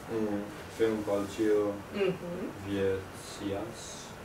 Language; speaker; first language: Russian; non-native, learner; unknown